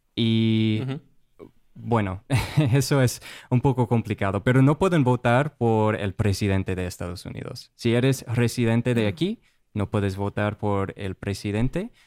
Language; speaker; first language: Spanish; non-native, fluent; English